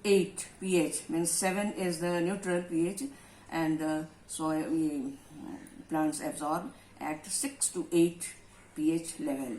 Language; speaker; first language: English; non-native, local second language; Hindi